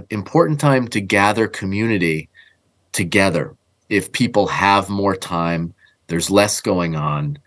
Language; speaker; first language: English; native; English